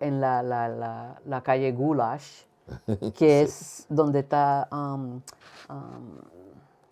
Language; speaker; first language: Spanish; early bilingual, heritage; Spanish